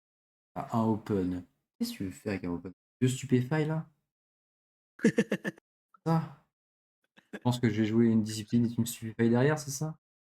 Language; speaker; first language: French; native; French